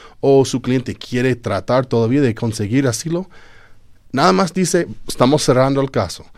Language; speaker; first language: Spanish; non-native, fluent; English